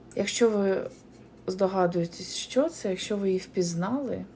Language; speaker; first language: Ukrainian; non-native, local second language; Russian